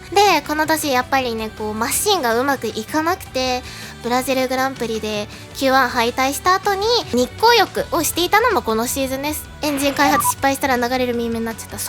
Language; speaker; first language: Japanese; native; Japanese